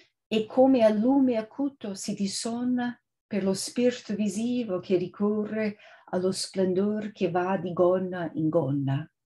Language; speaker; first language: Italian; non-native, fluent; English